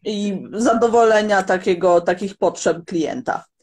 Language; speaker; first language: Polish; non-native, fluent; Croatian